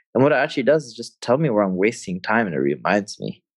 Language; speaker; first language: English; native; English